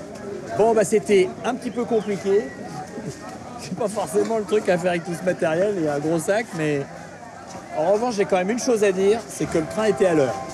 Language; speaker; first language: French; native; French